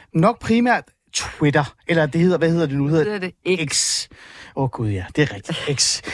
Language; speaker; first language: Danish; early bilingual, other home language; Persian